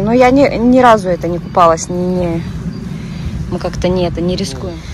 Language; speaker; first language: Russian; native; Russian